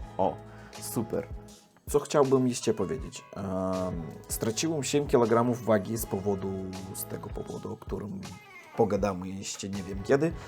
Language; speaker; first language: Polish; non-native, learner; Russian